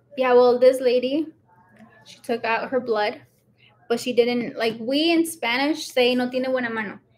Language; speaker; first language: English; early bilingual, other home language; Spanish